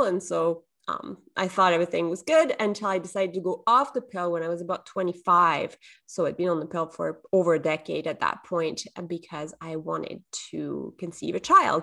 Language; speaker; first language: English; non-native, fluent; French